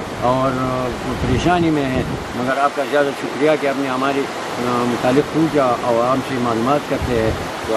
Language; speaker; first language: Hindi; non-native, local second language; Pashto